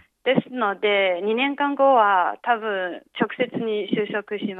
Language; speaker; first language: Japanese; non-native, fluent; Chinese